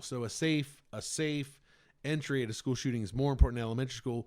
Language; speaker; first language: English; native; English